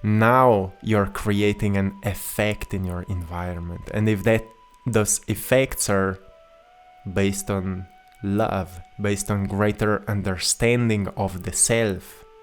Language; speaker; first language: English; non-native, fluent; Slovenian